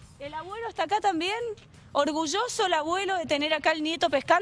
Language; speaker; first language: Spanish; native; Spanish